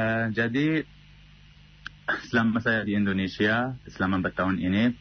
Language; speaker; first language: Indonesian; non-native, fluent; Arabic